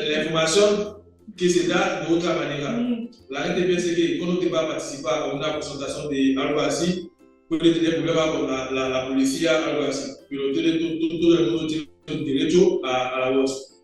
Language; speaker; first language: Spanish; non-native, learner; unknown